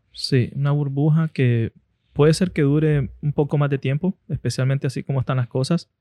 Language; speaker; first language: Spanish; native; Spanish